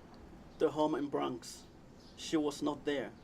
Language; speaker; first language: English; non-native, learner; Chinese